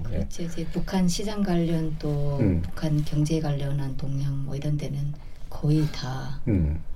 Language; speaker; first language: Korean; native; Korean